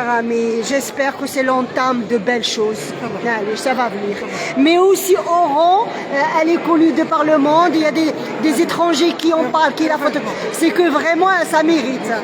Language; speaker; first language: French; non-native, local second language; Arabic